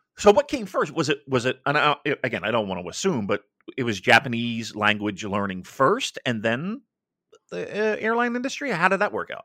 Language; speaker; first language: English; native; English